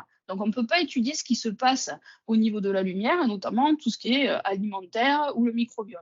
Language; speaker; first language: French; native; French